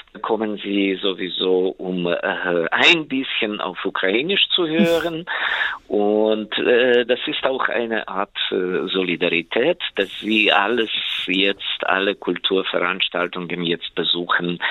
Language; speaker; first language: German; non-native, fluent; Ukrainian